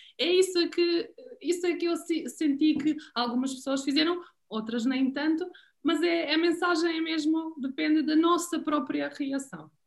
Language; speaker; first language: Portuguese; non-native, fluent; Serbian